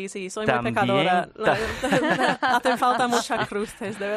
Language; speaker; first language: Spanish; non-native, fluent; English